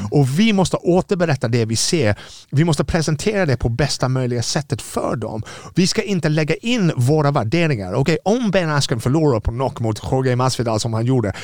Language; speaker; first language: Swedish; non-native, fluent; English